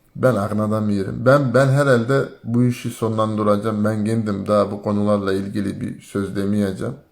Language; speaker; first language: Turkish; native; Turkish